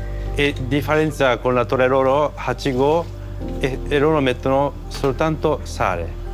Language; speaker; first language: Italian; non-native, learner; Japanese